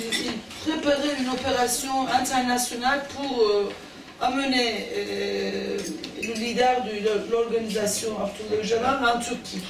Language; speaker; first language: French; non-native, fluent; Turkish